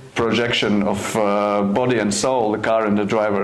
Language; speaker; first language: English; non-native, fluent; Latvian